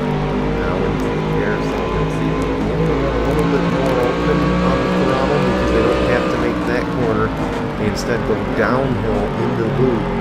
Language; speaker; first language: English; native; English